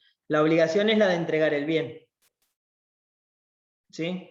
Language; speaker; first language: Spanish; native; Spanish